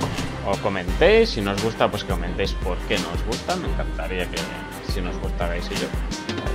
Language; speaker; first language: Spanish; native; Spanish